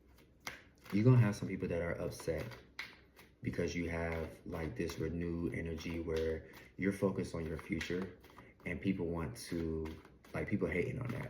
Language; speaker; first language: English; native; English